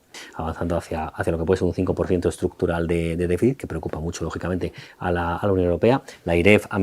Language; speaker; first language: Spanish; native; Spanish